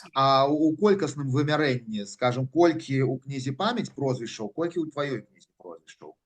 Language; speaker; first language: Belarusian; non-native, local second language; Russian